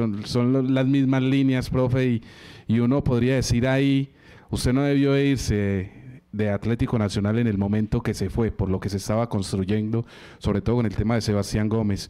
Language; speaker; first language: Spanish; native; Spanish